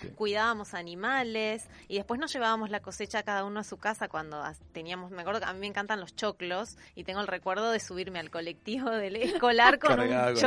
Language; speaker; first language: Spanish; native; Spanish